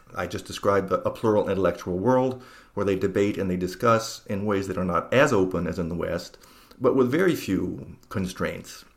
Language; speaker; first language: English; native; English